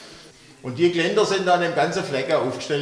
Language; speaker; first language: German; native; German